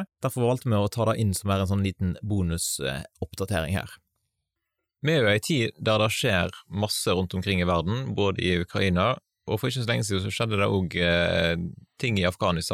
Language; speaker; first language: Norwegian; native; Norwegian